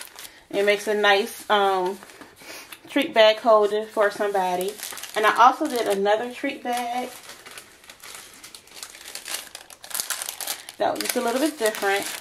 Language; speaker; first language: English; native; English